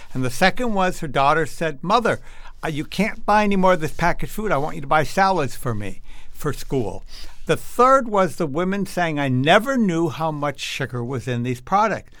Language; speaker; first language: English; native; English